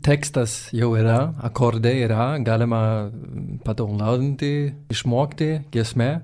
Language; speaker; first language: Lithuanian; non-native, fluent; Swedish